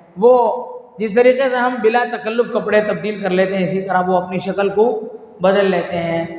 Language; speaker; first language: Urdu; native; Urdu